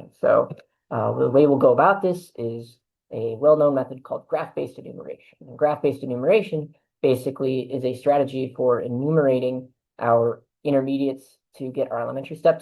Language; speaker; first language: English; native; English